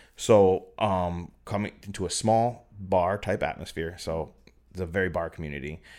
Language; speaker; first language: English; native; English